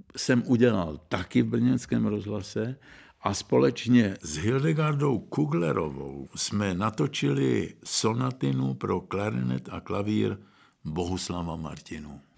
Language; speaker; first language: Czech; native; Czech